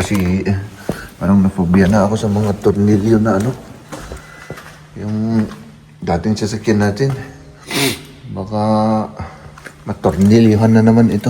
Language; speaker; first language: Filipino; native; Filipino